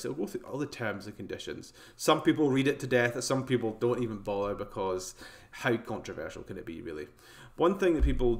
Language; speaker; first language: English; native; English